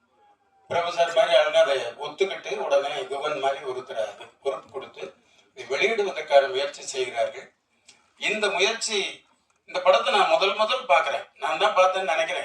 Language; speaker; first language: Tamil; native; Tamil